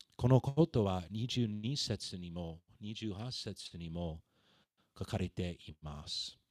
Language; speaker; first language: Japanese; non-native, fluent; English